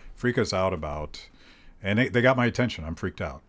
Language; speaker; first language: English; native; English